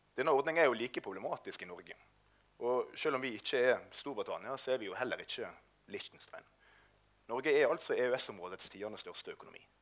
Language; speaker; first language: Norwegian; native; Norwegian